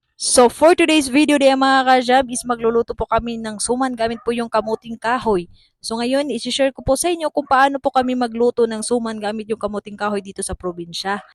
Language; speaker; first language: Filipino; non-native, local second language; Cebuano